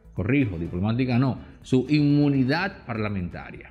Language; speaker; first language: Spanish; native; Spanish